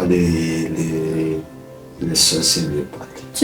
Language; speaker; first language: French; non-native, local second language; Malagasy